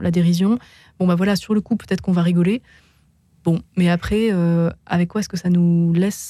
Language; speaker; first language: French; native; French